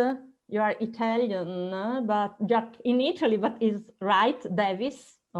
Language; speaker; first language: English; non-native, fluent; Italian